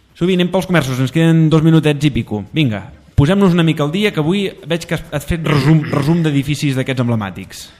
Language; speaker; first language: Catalan; native; Catalan